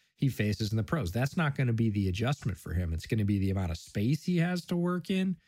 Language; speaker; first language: English; native; English